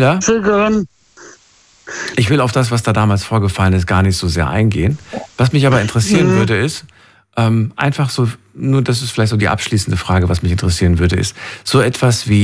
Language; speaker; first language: German; native; German